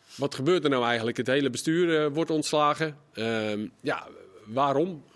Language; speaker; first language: Dutch; native; Dutch